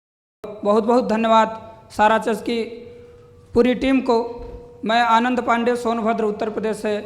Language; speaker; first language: Hindi; native; Hindi